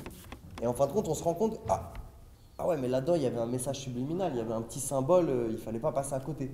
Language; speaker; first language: French; native; French